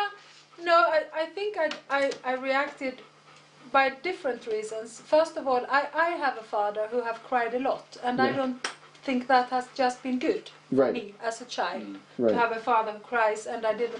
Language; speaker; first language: English; non-native, fluent; Swedish